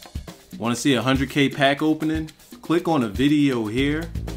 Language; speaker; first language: English; native; English